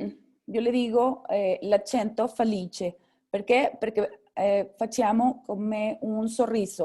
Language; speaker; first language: Italian; non-native, fluent; Spanish